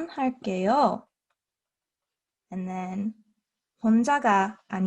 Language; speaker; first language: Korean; non-native, learner; English